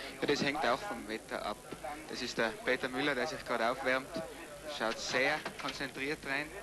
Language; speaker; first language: German; native; German